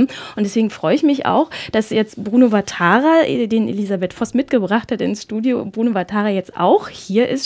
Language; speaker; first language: German; native; German